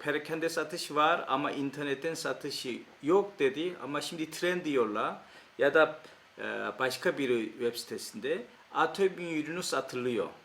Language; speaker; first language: Turkish; non-native, fluent; Korean